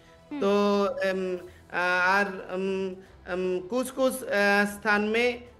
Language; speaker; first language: Hindi; non-native, learner; Bangla